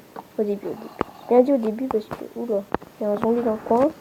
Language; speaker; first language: French; native; French